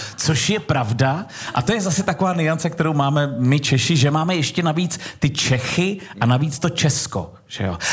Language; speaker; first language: Czech; native; Czech